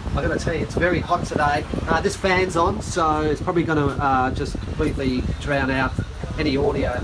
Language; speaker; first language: English; native; English